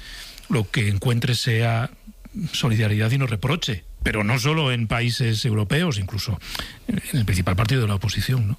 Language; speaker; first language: Spanish; native; Spanish